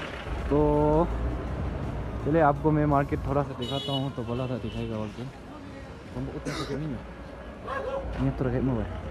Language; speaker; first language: Hindi; non-native, local second language; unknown